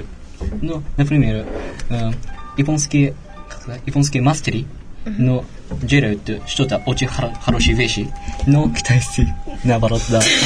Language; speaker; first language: Russian; non-native, learner; Japanese